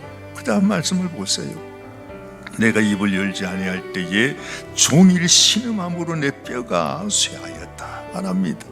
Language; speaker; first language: Korean; native; Korean